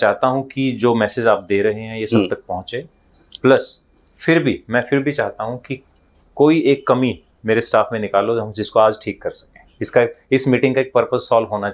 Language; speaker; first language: Hindi; native; Hindi